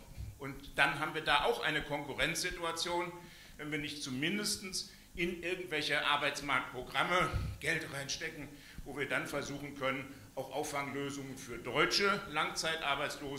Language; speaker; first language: German; native; German